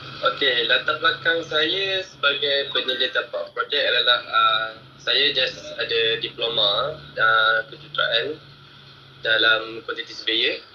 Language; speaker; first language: Malay; native; Malay